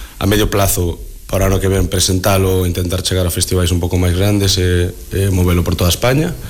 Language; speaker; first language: Galician; non-native, local second language; Spanish